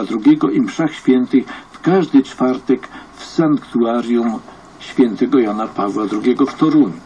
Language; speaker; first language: Polish; native; Polish